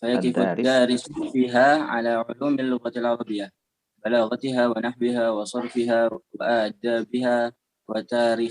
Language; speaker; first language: Arabic; non-native, learner; Indonesian